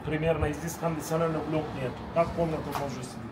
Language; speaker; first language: Russian; non-native, learner; Turkish